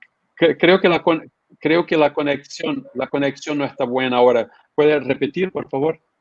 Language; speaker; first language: Spanish; non-native, fluent; Portuguese